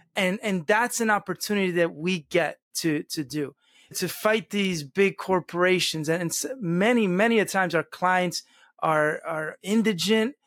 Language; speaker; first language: English; early bilingual, other home language; Spanish